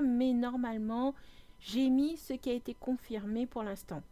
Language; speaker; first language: French; native; French